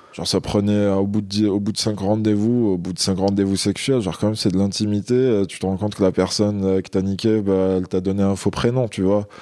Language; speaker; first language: French; non-native, local second language; Kabyle